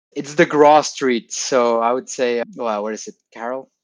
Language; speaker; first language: English; non-native, fluent; Spanish